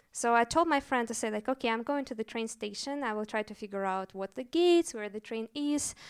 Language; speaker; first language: English; non-native, fluent; Russian